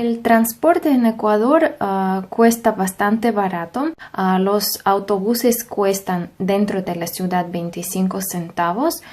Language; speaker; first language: Spanish; non-native, fluent; Russian